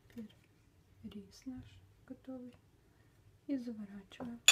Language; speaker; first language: Russian; non-native, learner; Turkish